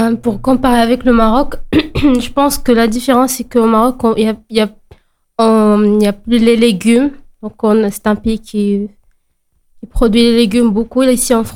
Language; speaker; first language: French; non-native, local second language; Arabic